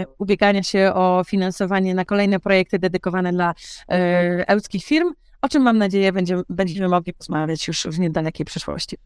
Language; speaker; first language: Polish; native; Polish